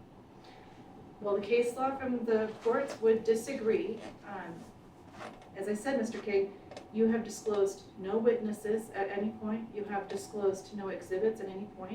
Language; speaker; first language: English; native; English